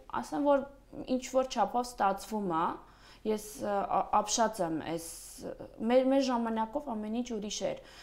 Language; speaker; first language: Armenian; early bilingual, other home language; Russian